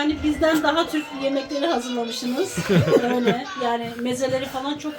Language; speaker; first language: Turkish; native; Turkish